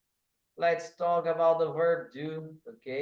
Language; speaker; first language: English; non-native, fluent; Portuguese